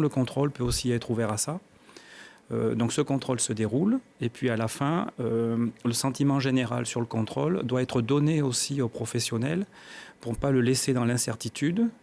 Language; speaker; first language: French; native; French